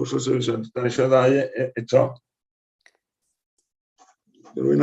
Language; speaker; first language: Welsh; native; Welsh